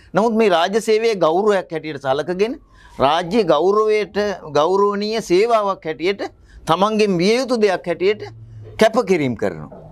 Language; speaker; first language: Sinhala; native; Sinhala